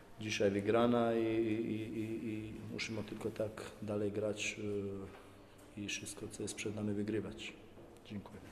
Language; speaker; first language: Polish; non-native, fluent; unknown